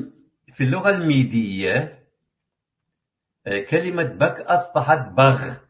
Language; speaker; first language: Arabic; non-native, local second language; Kurdish